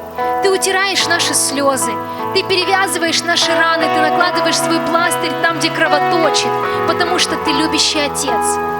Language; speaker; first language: Russian; native; Russian